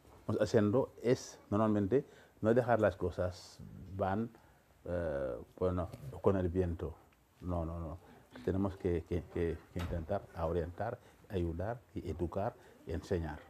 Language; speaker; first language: Spanish; non-native, fluent; Wolof